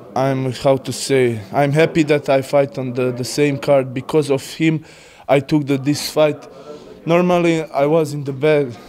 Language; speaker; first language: English; non-native, learner; Bosnian